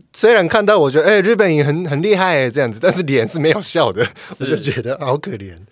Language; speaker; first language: Chinese; non-native, fluent; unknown